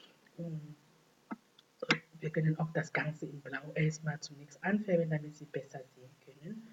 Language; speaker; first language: German; non-native, fluent; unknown